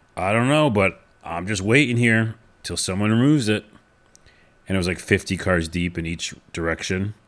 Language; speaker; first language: English; native; English